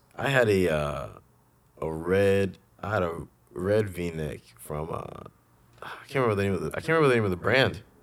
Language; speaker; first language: English; native; English